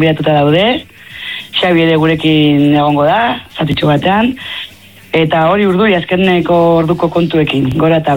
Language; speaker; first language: Basque; non-native, local second language; Spanish